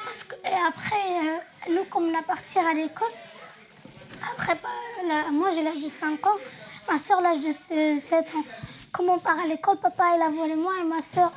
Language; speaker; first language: French; non-native, learner; Arabic